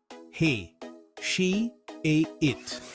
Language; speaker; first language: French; non-native, local second language; Haitian Creole